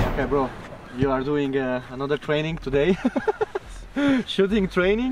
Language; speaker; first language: English; non-native, learner; Italian